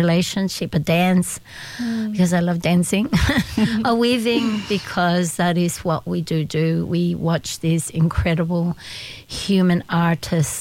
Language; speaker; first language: English; early bilingual, other home language; Spanish